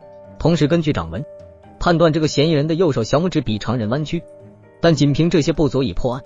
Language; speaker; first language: Chinese; native; Chinese